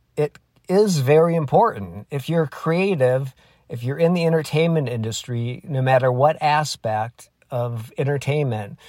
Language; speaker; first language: English; native; English